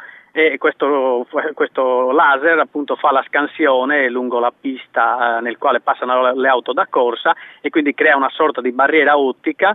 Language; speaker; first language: Italian; native; Italian